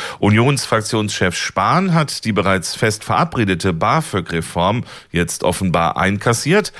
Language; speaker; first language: German; native; German